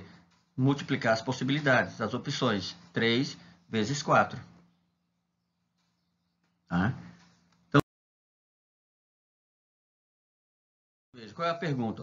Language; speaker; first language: Portuguese; native; Portuguese